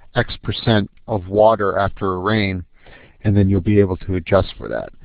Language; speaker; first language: English; native; English